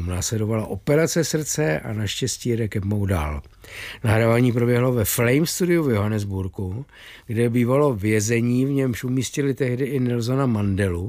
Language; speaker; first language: Czech; native; Czech